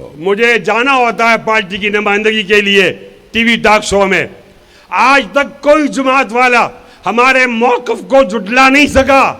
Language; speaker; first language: Urdu; non-native, local second language; Pashto